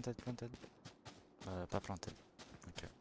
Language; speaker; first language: English; non-native, learner; French